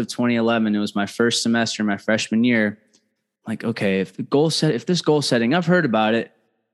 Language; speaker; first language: English; native; English